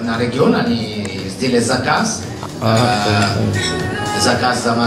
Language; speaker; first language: Russian; non-native, learner; Italian